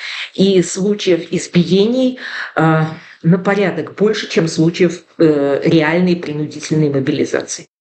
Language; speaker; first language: Russian; native; Russian